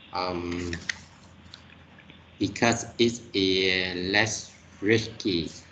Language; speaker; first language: English; non-native, learner; Vietnamese